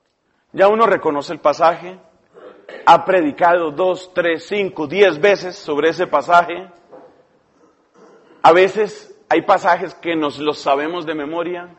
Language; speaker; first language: Spanish; native; Spanish